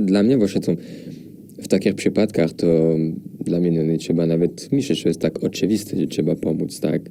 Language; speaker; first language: Polish; non-native, fluent; French